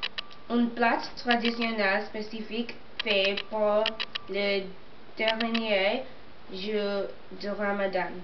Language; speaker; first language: French; non-native, learner; English